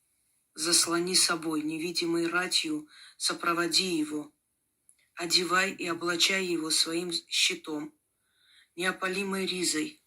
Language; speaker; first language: Russian; native; Russian